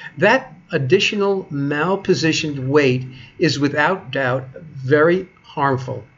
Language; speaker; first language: English; native; English